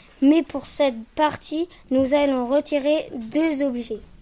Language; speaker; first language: French; native; French